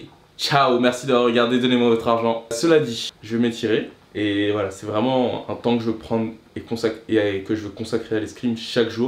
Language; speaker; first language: French; native; French